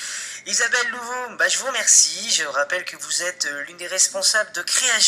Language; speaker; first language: French; native; French